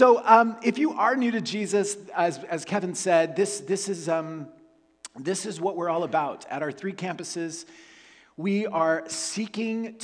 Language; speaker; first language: English; native; English